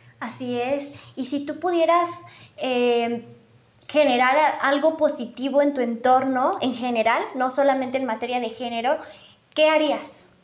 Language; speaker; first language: Spanish; native; Spanish